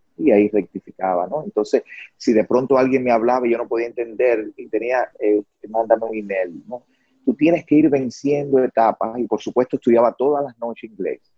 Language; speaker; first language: Spanish; native; Spanish